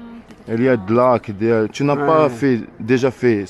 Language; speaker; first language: French; non-native, learner; Arabic